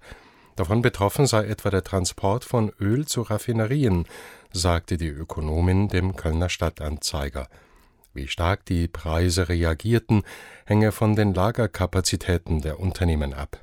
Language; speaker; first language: German; native; German